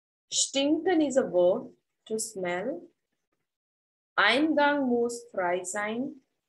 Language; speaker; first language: German; non-native, fluent; Hindi